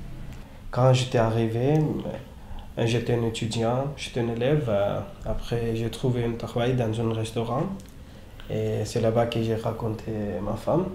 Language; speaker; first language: French; non-native, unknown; Urdu